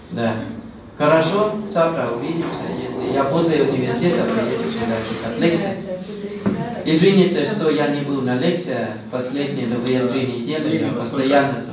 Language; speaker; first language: Russian; non-native, learner; Thai